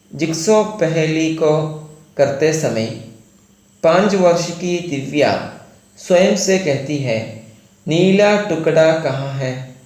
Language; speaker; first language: Hindi; non-native, local second language; Malayalam